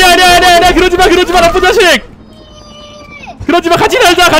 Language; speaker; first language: Korean; native; Korean